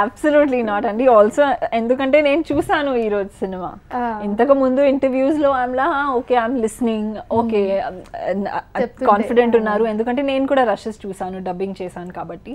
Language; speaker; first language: Telugu; non-native, learner; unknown